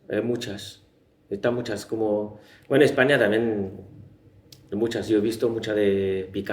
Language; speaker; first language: Spanish; non-native, learner; Chinese